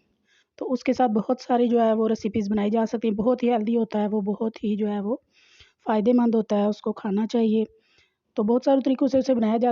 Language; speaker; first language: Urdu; non-native, local second language; Pahari-Potwari